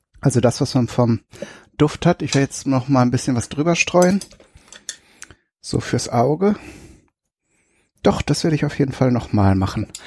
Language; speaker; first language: German; native; German